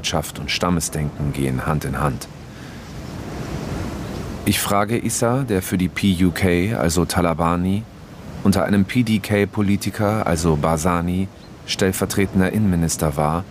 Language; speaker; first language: German; native; German